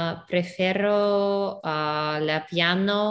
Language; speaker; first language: Spanish; non-native, learner; Russian